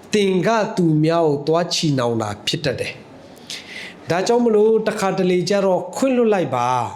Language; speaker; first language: Burmese; non-native, local second language; Hakha Chin